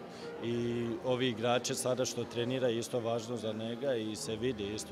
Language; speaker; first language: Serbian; early bilingual, heritage; Swedish